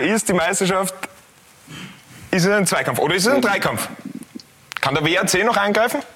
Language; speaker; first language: German; native; German